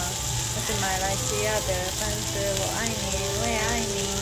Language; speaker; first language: Chinese; non-native, learner; Japanese